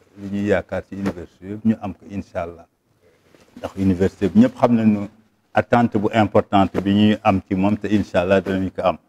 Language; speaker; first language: Wolof; native; Wolof